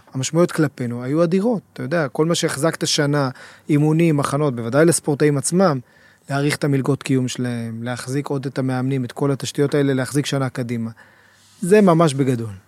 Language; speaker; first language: Hebrew; native; Hebrew